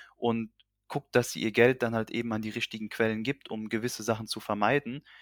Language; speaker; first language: German; early bilingual, heritage; Urdu